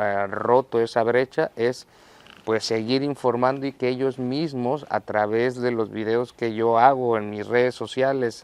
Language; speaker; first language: Spanish; native; Spanish